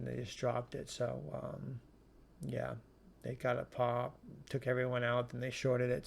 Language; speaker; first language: English; native; English